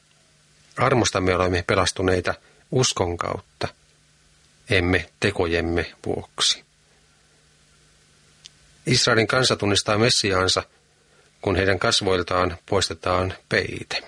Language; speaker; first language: Finnish; native; Finnish